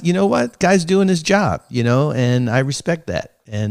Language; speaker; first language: English; native; English